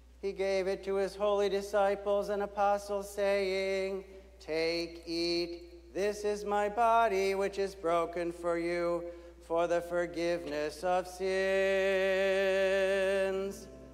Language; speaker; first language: English; native; English